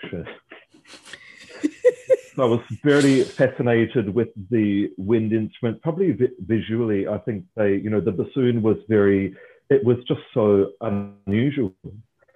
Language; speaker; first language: English; native; English